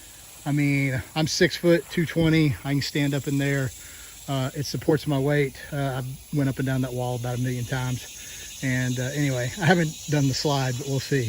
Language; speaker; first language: English; native; English